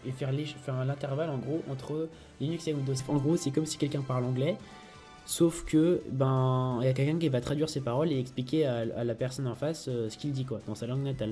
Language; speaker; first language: French; native; French